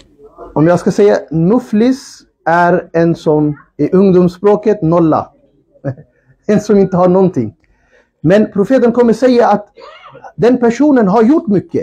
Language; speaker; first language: Swedish; non-native, fluent; Urdu